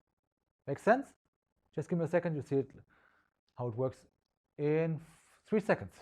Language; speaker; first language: English; non-native, fluent; German